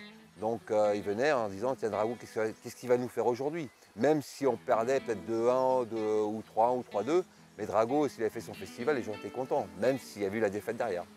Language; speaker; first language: French; native; French